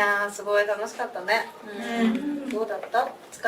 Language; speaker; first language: Japanese; native; Japanese